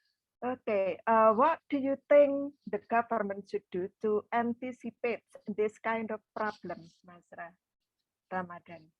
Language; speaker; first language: English; non-native, fluent; Indonesian